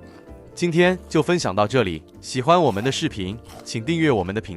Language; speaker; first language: Chinese; native; Chinese